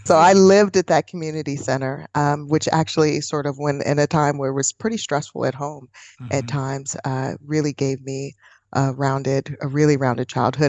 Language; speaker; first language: English; native; English